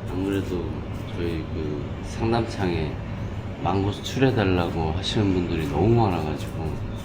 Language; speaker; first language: Korean; native; Korean